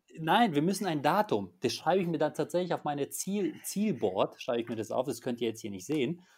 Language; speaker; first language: German; early bilingual, other home language; Polish